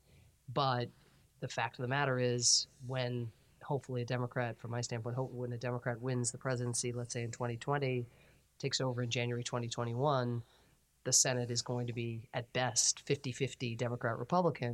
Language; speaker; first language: English; native; English